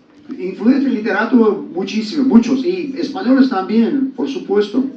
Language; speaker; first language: Spanish; non-native, learner; Georgian